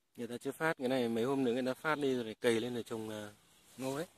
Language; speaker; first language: Vietnamese; non-native, local second language; Tày